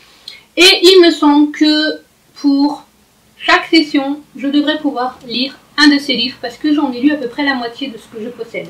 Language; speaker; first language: French; native; French